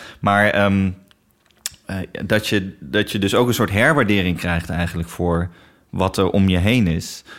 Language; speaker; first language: Dutch; native; Dutch